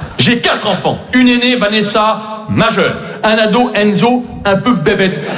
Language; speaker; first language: French; native; French